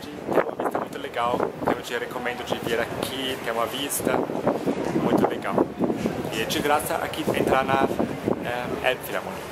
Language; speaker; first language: Portuguese; non-native, fluent; German